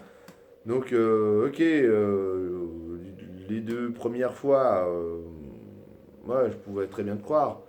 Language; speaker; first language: French; native; French